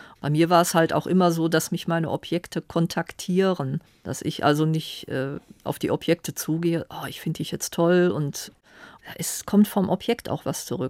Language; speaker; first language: German; native; German